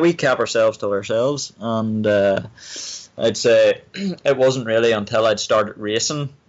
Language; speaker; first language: English; native; English